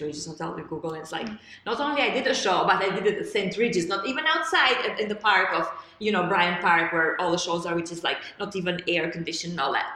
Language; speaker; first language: English; non-native, fluent; Albanian